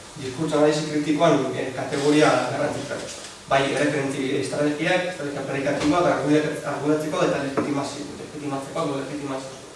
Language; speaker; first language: Basque; native; Basque